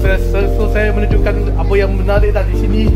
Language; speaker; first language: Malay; non-native, local second language; Chinese